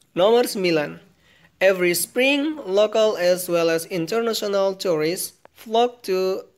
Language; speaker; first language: English; non-native, fluent; Indonesian